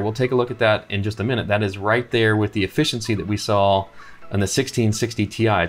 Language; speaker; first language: English; native; English